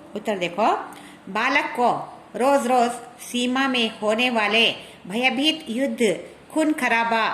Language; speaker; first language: Hindi; non-native, local second language; Kannada